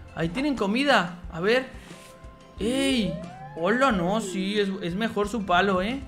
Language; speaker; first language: Spanish; native; Spanish